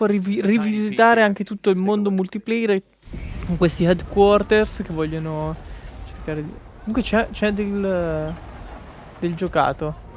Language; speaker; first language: Italian; native; Italian